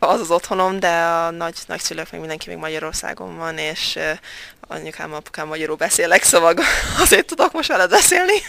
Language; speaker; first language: Hungarian; early bilingual, heritage; Hungarian